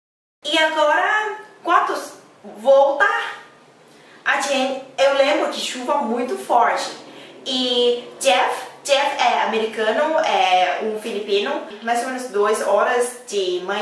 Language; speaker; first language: Portuguese; non-native, learner; Thai